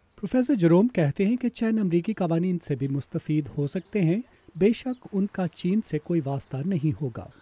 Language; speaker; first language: Urdu; native; Urdu